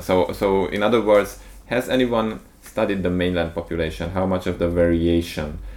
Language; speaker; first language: English; non-native, fluent; Hungarian